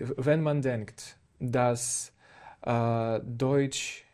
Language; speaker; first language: German; non-native, fluent; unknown